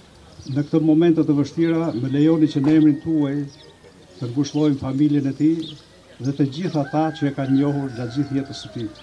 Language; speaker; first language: Albanian; native; Albanian